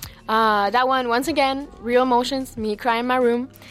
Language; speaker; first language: English; early bilingual, other home language; French